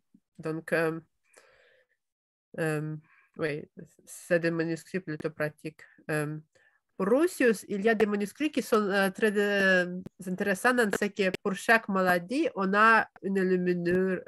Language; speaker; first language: French; non-native, fluent; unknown